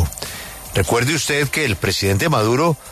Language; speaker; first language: Spanish; native; Spanish